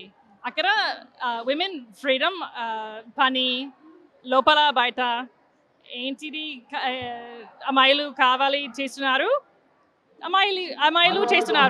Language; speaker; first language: Telugu; non-native, learner; English